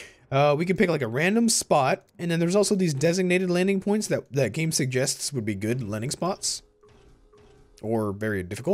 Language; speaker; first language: English; native; English